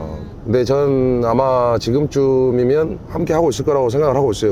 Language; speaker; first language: Korean; native; Korean